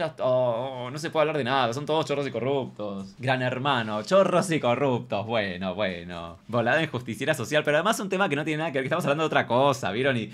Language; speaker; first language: Spanish; native; Spanish